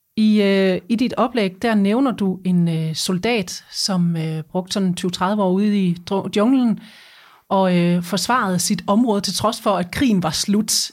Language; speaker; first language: Danish; native; Danish